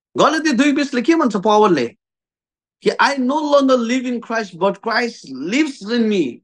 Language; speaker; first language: Nepali; native; Nepali